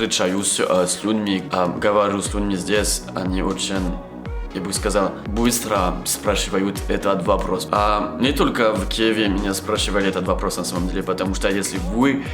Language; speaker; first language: Russian; non-native, learner; French